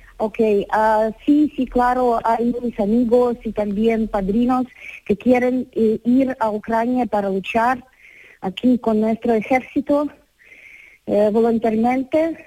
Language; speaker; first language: Spanish; non-native, learner; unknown